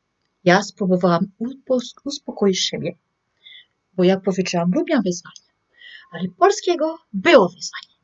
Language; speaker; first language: Polish; non-native, learner; French